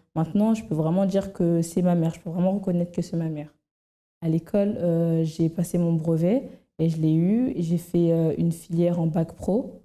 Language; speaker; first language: French; native; French